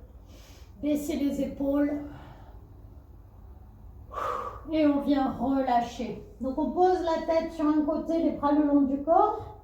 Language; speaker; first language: French; native; French